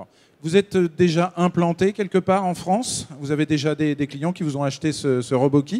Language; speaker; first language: French; native; French